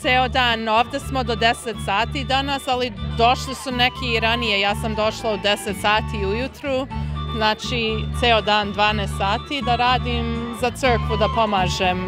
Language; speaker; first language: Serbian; early bilingual, heritage; Serbian